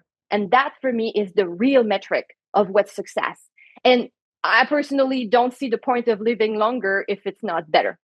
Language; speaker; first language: English; non-native, fluent; French